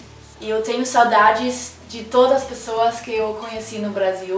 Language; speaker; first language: Portuguese; non-native, fluent; German